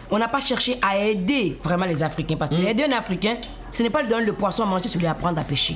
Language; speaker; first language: French; non-native, local second language; Fon